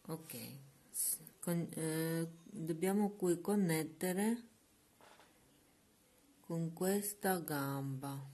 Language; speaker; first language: Italian; non-native, learner; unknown